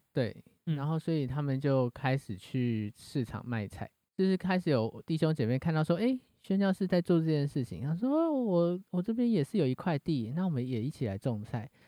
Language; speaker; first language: Chinese; native; Chinese